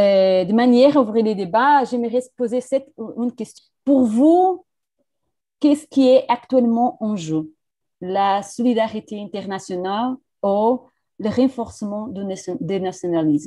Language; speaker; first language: French; non-native, fluent; Portuguese